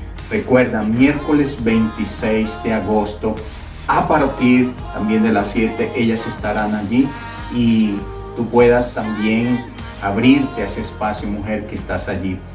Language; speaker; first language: Spanish; native; Spanish